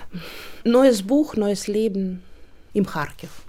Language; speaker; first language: German; non-native, learner; Russian